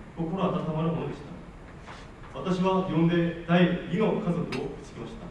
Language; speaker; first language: Japanese; non-native, fluent; Korean